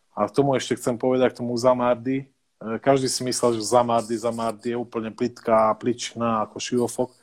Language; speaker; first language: Slovak; native; Slovak